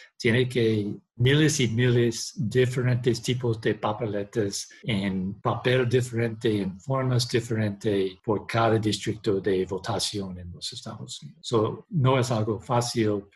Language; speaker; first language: Spanish; non-native, learner; English